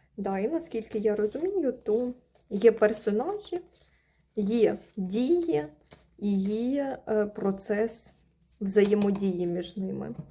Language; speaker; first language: Ukrainian; non-native, local second language; Russian